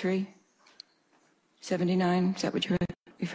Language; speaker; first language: English; native; English